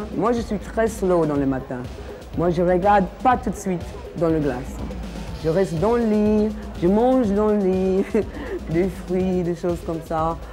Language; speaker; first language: French; non-native, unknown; English